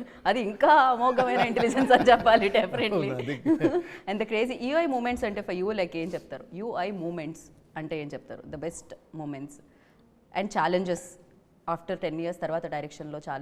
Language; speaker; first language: Telugu; native; Telugu